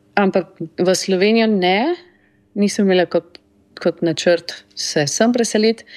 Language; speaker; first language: Slovenian; early bilingual, heritage; Slovenian